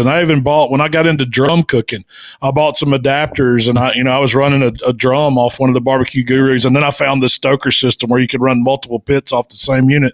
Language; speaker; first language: English; native; English